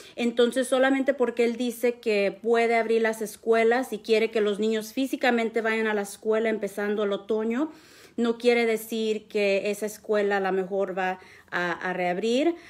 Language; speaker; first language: Spanish; early bilingual, heritage; Spanish